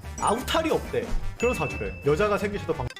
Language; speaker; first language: Korean; native; Korean